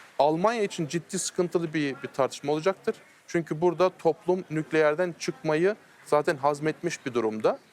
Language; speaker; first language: Turkish; early bilingual, heritage; Turkish